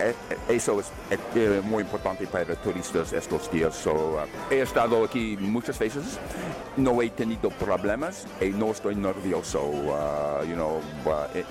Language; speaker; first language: Spanish; non-native, learner; English